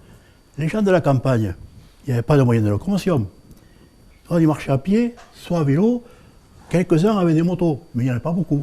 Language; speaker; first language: French; native; French